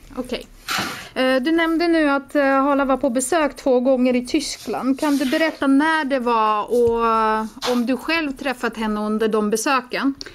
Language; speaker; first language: Swedish; native; Swedish